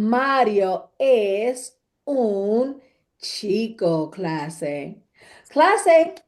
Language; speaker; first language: Spanish; non-native, fluent; English